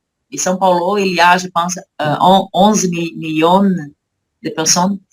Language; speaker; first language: French; non-native, learner; Portuguese